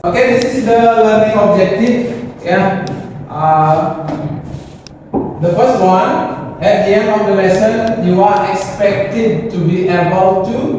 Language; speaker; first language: English; non-native, learner; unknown